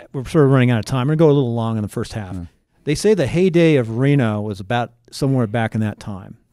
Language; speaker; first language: English; native; English